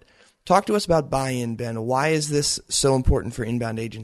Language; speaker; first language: English; native; English